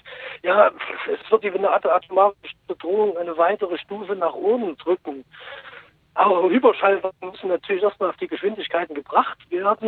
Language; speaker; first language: German; native; German